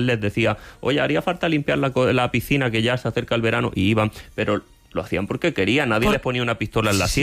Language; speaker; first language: Spanish; native; Spanish